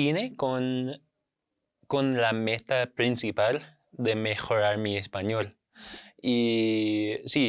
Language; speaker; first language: Spanish; non-native, fluent; English